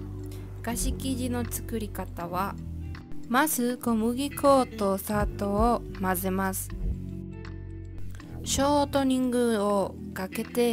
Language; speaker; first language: Japanese; non-native, learner; Spanish